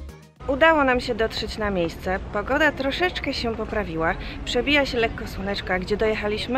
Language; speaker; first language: Polish; native; Polish